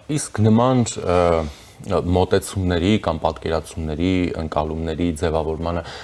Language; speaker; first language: Armenian; native; Armenian